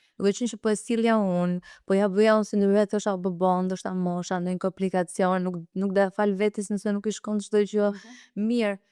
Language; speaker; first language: Albanian; early bilingual, heritage; Albanian